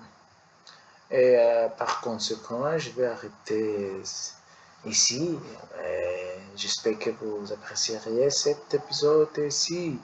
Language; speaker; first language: French; non-native, learner; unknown